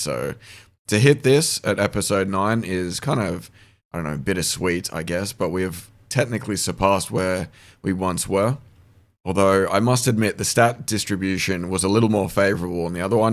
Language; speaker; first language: English; native; English